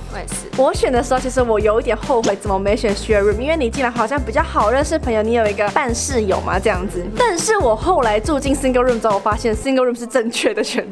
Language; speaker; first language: Chinese; native; Chinese